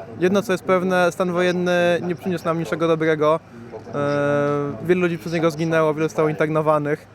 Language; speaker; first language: Polish; native; Polish